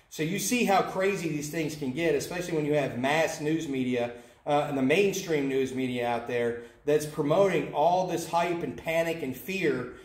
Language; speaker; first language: English; native; English